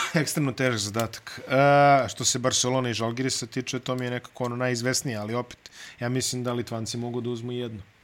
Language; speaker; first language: Bosnian; native; Bosnian